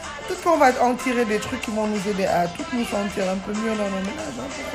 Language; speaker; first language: French; non-native, local second language; Wolof